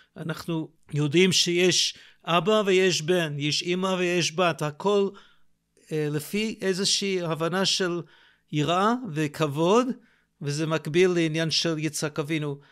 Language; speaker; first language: Hebrew; non-native, fluent; English